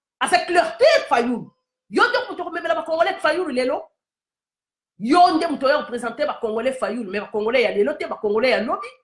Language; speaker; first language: Lingala; non-native, local second language; Kituba (Democratic Republic of Congo)